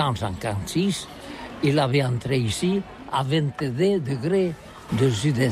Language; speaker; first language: French; non-native, learner; Catalan